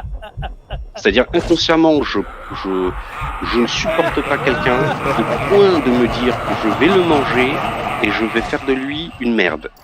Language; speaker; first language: French; native; French